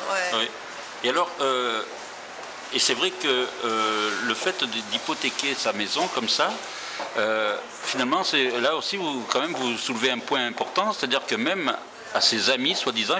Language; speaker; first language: French; native; French